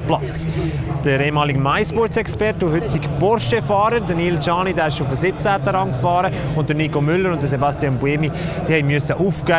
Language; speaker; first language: German; native; German